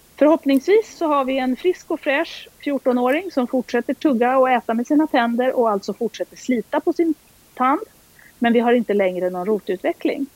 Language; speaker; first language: Swedish; native; Swedish